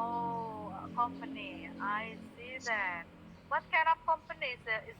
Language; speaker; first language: English; non-native, fluent; Indonesian